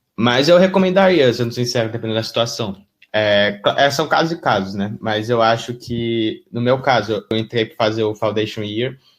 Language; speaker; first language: Portuguese; native; Portuguese